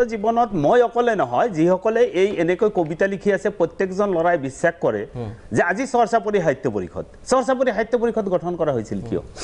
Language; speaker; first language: Assamese; non-native, local second language; Bangla